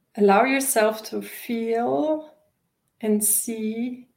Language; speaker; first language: English; non-native, fluent; German